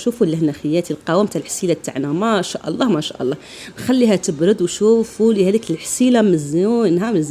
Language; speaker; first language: Arabic; native; Arabic